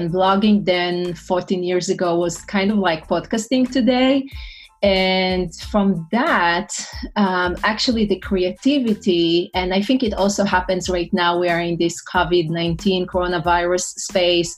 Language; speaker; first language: English; non-native, fluent; Hebrew